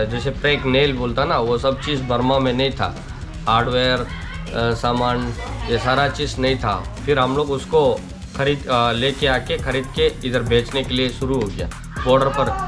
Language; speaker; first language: Hindi; non-native, local second language; Tamil